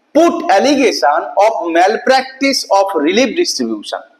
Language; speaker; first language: English; non-native, local second language; Bangla